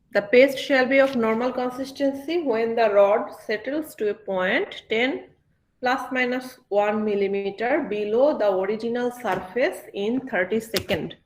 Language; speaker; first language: English; non-native, local second language; Bangla